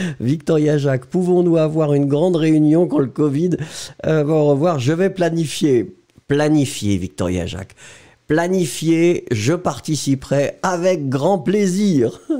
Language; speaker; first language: French; native; French